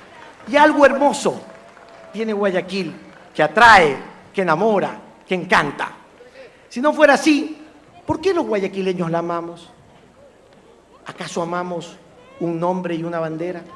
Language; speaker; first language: Spanish; native; Spanish